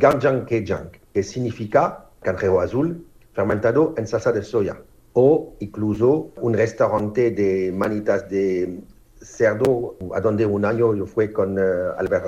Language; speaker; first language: Spanish; non-native, fluent; French